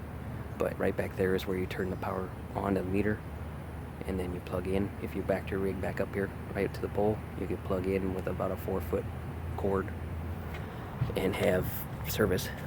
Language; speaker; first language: English; native; English